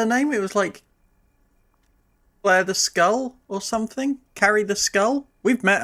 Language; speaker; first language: English; native; English